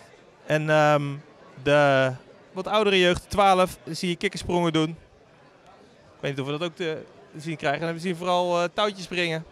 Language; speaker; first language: Dutch; native; Dutch